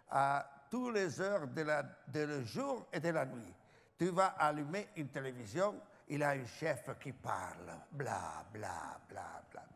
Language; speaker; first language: French; non-native, learner; Italian